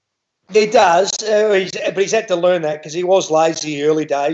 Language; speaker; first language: English; native; English